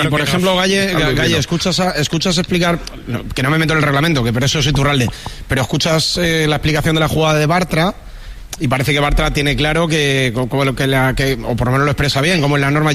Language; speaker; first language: Spanish; native; Spanish